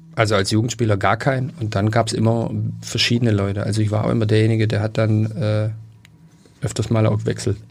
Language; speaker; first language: German; native; German